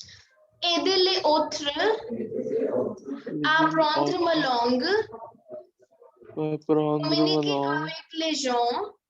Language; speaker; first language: French; non-native, fluent; Hindi